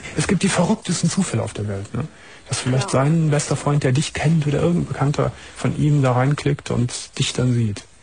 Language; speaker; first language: German; native; German